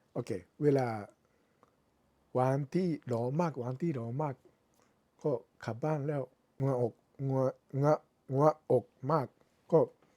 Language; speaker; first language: Thai; non-native, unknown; Japanese